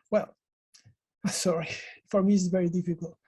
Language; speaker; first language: English; non-native, learner; Spanish